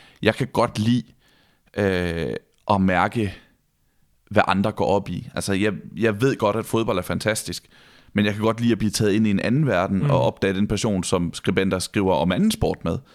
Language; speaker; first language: Danish; native; Danish